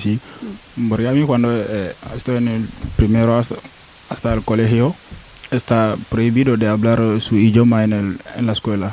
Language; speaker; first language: Spanish; non-native, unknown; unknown